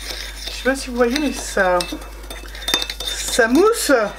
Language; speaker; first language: French; native; French